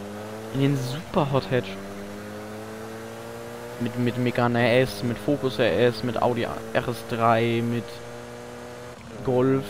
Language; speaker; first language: German; native; German